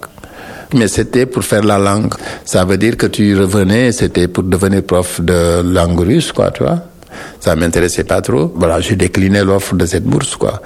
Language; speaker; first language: French; non-native, local second language; Wolof